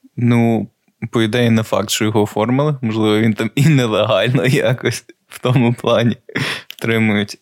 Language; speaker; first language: Ukrainian; native; Ukrainian